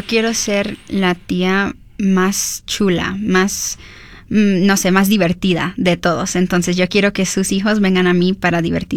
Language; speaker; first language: Spanish; early bilingual, heritage; Spanish